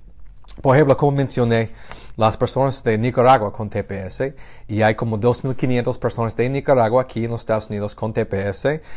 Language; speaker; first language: Spanish; non-native, fluent; English